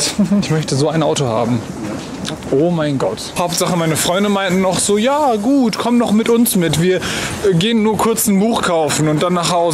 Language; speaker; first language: German; native; German